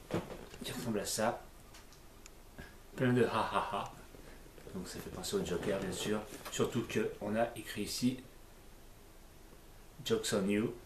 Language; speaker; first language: French; native; French